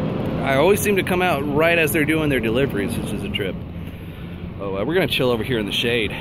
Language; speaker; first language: English; native; English